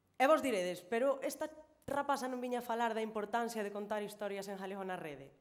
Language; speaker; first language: Galician; native; Galician